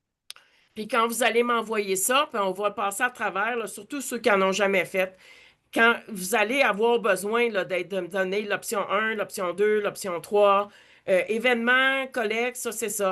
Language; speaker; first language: French; native; French